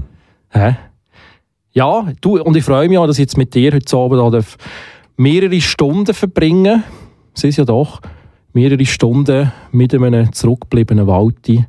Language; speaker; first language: German; native; German